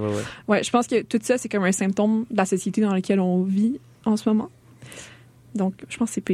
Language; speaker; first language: French; native; French